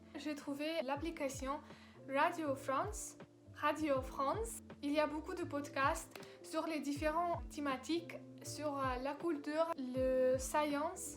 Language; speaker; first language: French; non-native, learner; Russian